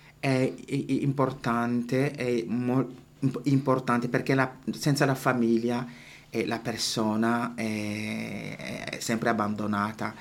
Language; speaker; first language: Italian; non-native, fluent; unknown